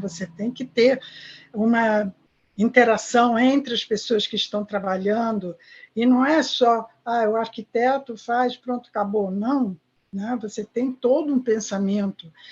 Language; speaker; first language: Portuguese; non-native, fluent; Italian